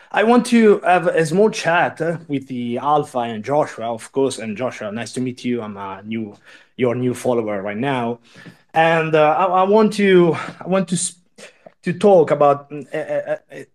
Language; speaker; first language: English; non-native, learner; Italian